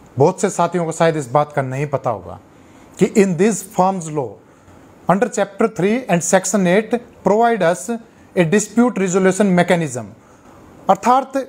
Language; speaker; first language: Hindi; native; Hindi